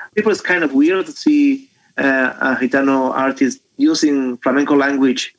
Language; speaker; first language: English; non-native, fluent; Spanish